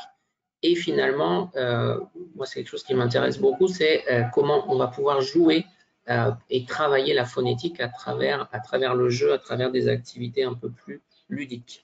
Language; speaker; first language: French; native; French